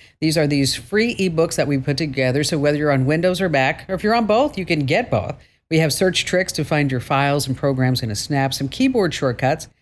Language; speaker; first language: English; native; English